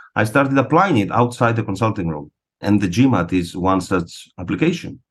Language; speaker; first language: English; non-native, fluent; Greek